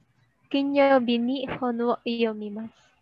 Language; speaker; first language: Japanese; non-native, learner; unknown